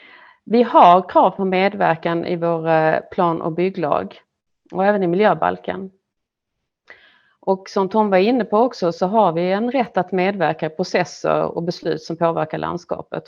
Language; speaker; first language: Swedish; native; Swedish